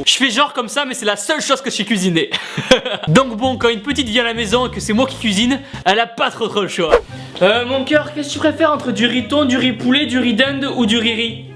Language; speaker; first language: French; native; French